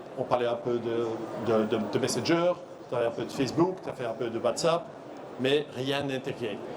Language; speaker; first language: French; non-native, local second language; Dutch